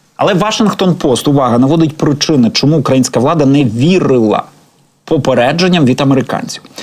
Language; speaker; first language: Ukrainian; native; Ukrainian